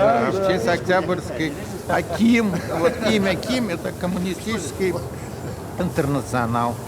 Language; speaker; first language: Russian; native; Russian